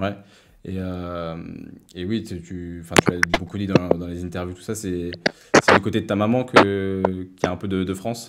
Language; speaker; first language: French; native; French